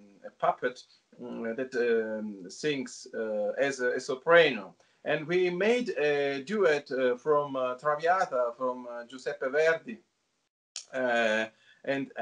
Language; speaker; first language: English; non-native, learner; Italian